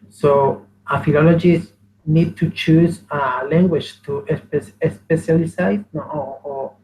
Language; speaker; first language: English; non-native, learner; Spanish